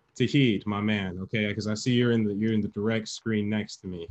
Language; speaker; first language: English; native; English